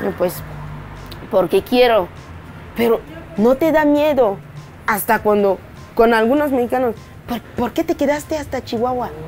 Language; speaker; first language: Spanish; non-native, fluent; French